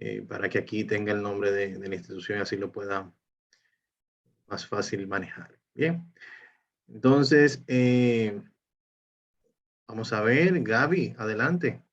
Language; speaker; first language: Spanish; native; Spanish